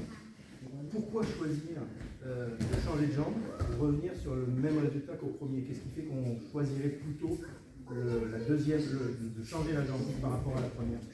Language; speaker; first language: French; native; French